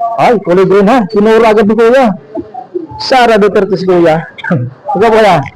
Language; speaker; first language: Filipino; non-native, local second language; Bikol